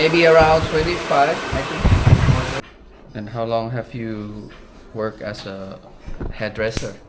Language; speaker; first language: English; non-native, learner; Thai